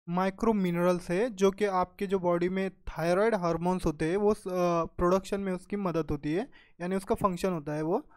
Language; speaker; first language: Hindi; non-native, local second language; Marathi